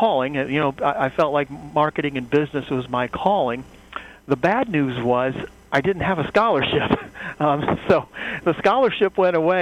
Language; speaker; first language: English; native; English